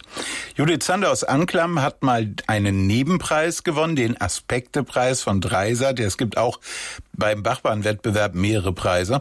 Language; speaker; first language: German; native; German